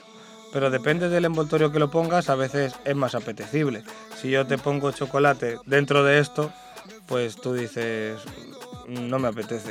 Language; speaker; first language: Spanish; native; Spanish